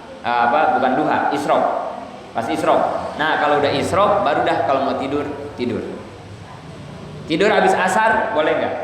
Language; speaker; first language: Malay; non-native, local second language; Sundanese